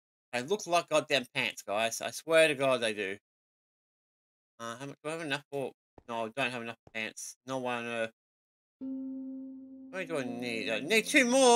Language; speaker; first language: English; native; English